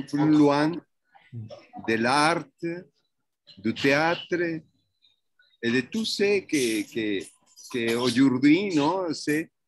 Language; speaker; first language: French; non-native, fluent; Spanish